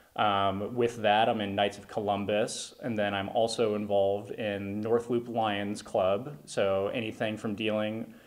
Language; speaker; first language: English; native; English